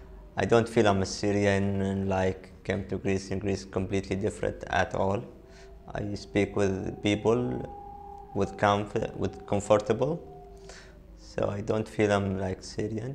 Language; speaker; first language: English; non-native, learner; Arabic